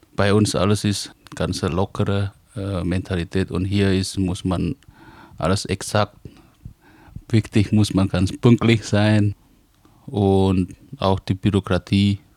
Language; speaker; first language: German; non-native, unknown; Indonesian